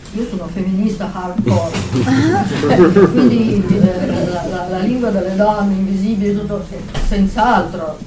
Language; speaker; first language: Italian; native; Italian